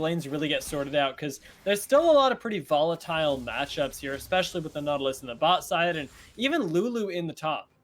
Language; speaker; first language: English; native; English